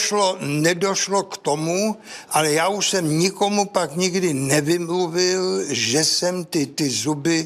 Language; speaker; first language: Czech; native; Czech